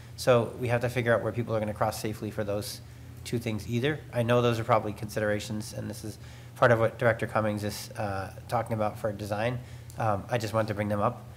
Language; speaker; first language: English; native; English